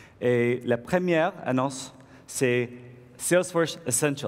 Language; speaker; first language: French; non-native, learner; English